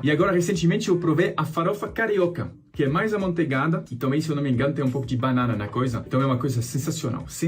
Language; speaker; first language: Portuguese; non-native, fluent; French